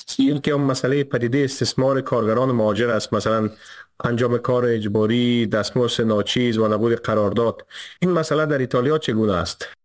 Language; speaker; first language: Persian; native; Persian